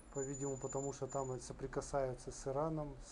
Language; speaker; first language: Russian; native; Russian